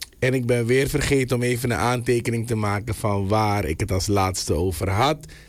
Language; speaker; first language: Dutch; native; Dutch